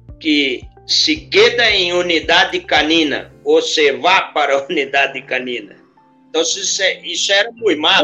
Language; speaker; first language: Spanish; non-native, learner; Portuguese